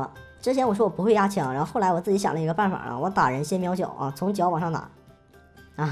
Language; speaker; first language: Chinese; native; Chinese